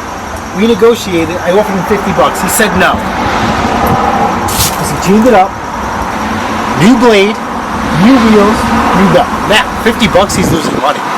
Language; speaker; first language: English; native; English